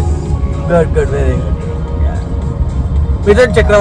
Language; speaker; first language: English; non-native, local second language; Telugu